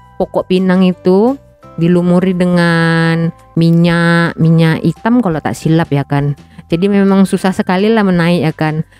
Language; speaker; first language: Indonesian; native; Indonesian